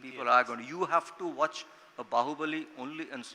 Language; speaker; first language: English; non-native, local second language; Bangla